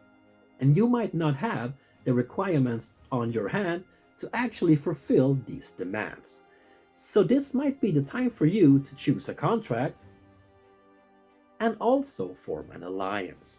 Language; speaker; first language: English; non-native, fluent; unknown